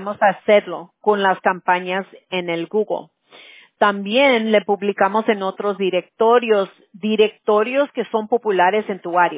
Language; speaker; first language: Spanish; early bilingual, heritage; Spanish